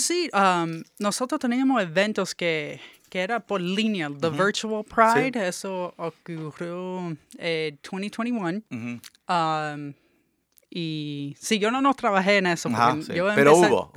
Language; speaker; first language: Spanish; early bilingual, heritage; English